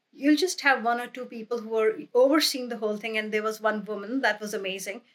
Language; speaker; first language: English; non-native, local second language; Hindi